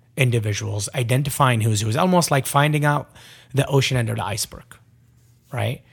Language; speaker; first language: English; non-native, fluent; Arabic